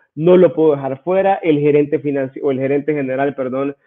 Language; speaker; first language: Spanish; native; Spanish